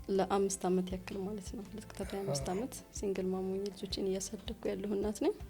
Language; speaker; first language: Amharic; native; Amharic